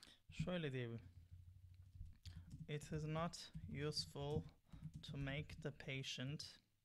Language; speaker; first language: English; non-native, fluent; Turkish